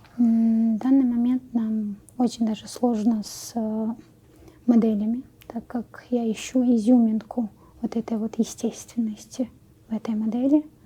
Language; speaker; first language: Russian; non-native, local second language; Chechen